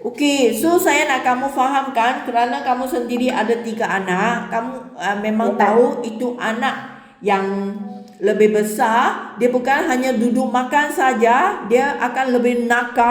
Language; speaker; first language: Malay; non-native, local second language; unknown